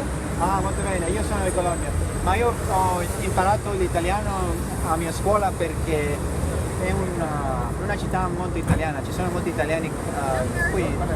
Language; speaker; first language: Italian; non-native, learner; Spanish